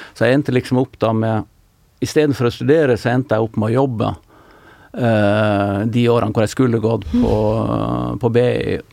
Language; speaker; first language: Norwegian; native; Norwegian